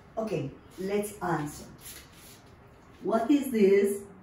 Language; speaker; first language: English; non-native, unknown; Spanish